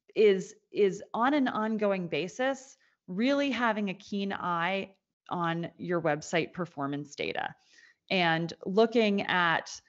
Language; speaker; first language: English; native; English